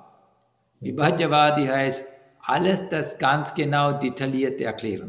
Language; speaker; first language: German; non-native, learner; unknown